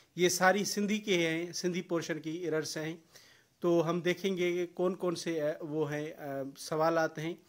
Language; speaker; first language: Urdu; non-native, local second language; Sindhi